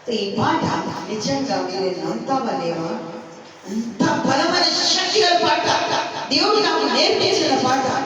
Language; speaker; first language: Telugu; non-native, learner; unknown